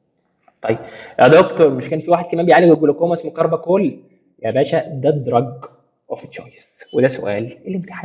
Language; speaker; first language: Arabic; native; Arabic